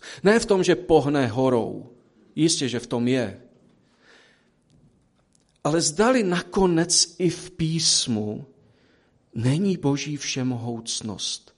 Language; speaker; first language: Czech; native; Czech